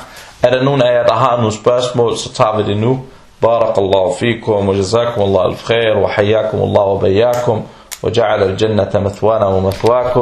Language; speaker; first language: Danish; non-native, fluent; Arabic